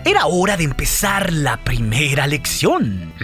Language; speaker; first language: Spanish; native; Spanish